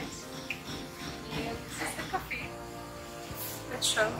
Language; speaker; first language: English; non-native, fluent; German